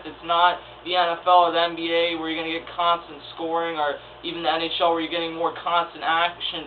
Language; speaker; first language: English; native; English